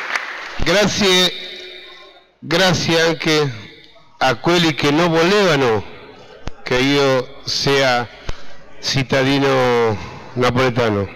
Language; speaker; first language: Italian; non-native, fluent; Spanish